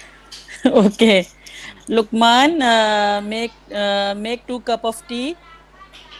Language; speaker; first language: English; non-native, learner; Hindi